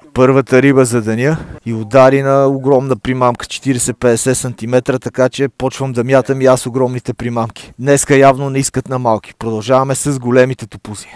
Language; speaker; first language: Bulgarian; native; Bulgarian